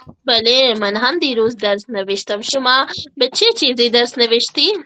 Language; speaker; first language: Persian; non-native, learner; Urdu